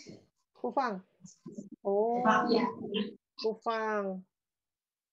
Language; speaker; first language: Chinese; non-native, fluent; Indonesian